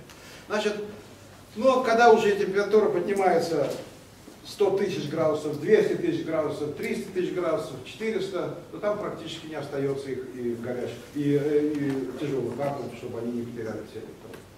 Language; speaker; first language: Russian; native; Russian